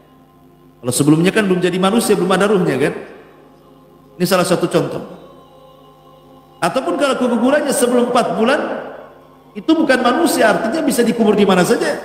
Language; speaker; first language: Indonesian; native; Indonesian